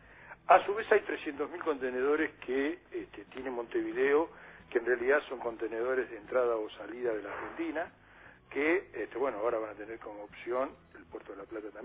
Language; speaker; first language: Spanish; native; Spanish